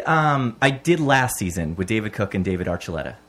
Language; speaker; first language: English; native; English